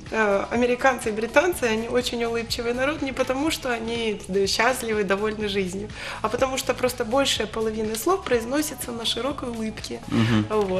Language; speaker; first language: Russian; native; Russian